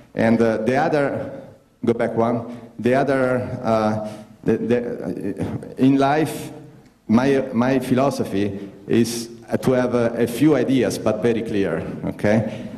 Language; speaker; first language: English; non-native, fluent; Italian